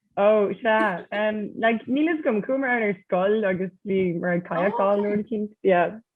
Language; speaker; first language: Irish; non-native, local second language; English